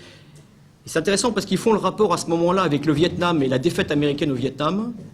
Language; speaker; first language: French; native; French